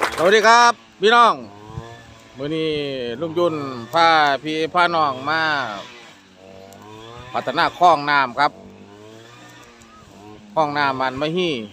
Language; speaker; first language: Thai; non-native, local second language; Northeastern Thai